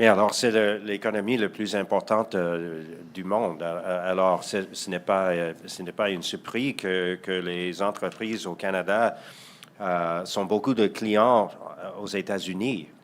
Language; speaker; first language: French; non-native, fluent; English